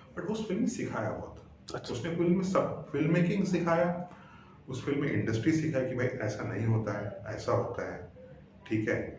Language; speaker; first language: Hindi; non-native, local second language; Marathi